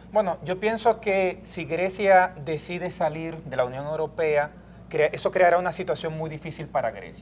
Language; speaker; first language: Spanish; native; Spanish